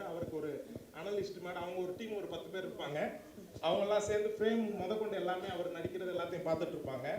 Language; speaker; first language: Tamil; native; Tamil